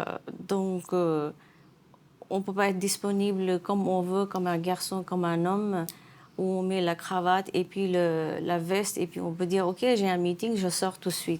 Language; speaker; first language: French; non-native, fluent; Nepali